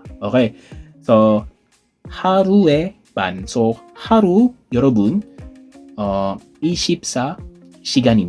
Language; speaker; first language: Korean; non-native, fluent; Filipino